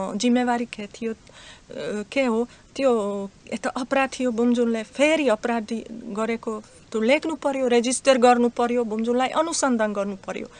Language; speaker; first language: Nepali; non-native, learner; Slovak